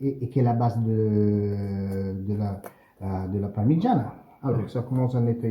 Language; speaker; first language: French; non-native, fluent; Italian